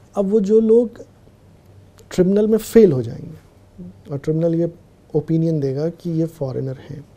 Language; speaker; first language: Hindi; native; Hindi